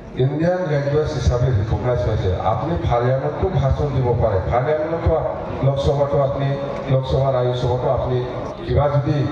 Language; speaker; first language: Assamese; non-native, local second language; Bodo